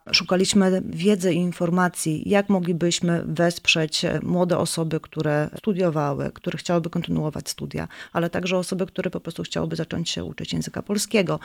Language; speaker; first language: Polish; native; Polish